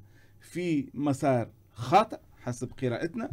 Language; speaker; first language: Arabic; native; Arabic